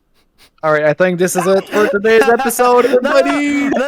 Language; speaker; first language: English; native; English